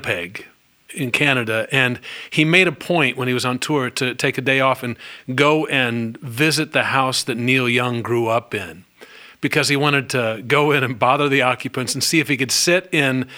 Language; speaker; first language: English; native; English